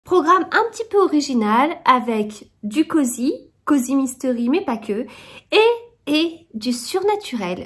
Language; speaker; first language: French; native; French